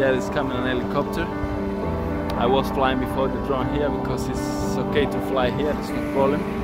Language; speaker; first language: English; non-native, learner; Spanish